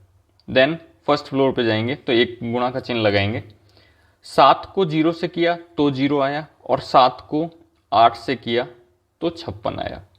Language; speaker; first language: Hindi; native; Hindi